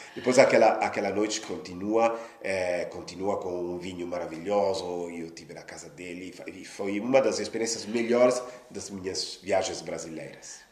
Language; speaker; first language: Portuguese; non-native, fluent; Italian